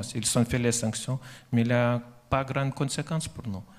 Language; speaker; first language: French; non-native, fluent; Lithuanian